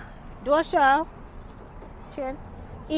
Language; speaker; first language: Chinese; non-native, learner; English